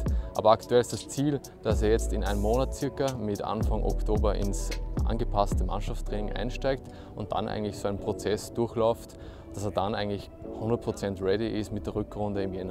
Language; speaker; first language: German; native; German